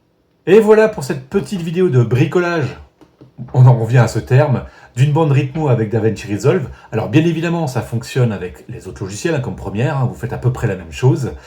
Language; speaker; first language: French; native; French